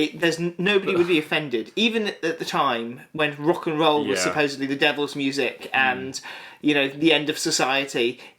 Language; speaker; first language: English; native; English